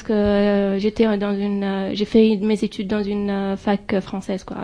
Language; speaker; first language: French; non-native, fluent; Arabic